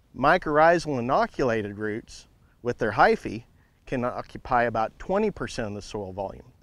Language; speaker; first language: English; native; English